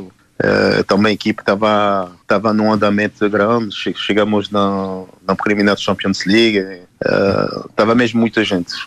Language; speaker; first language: Portuguese; non-native, learner; French